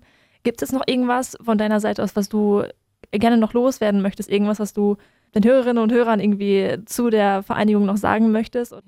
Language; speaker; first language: German; native; German